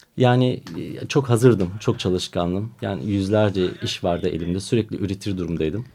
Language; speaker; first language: Turkish; early bilingual, heritage; Turkish